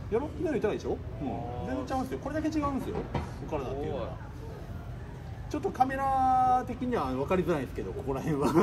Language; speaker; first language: Japanese; native; Japanese